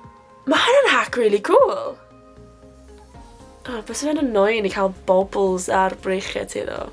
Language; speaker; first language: Welsh; non-native, local second language; English